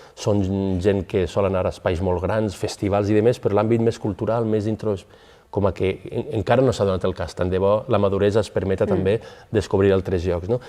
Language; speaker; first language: Catalan; native; Catalan